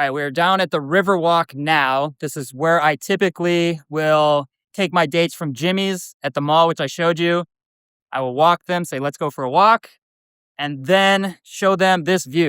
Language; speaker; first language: English; native; English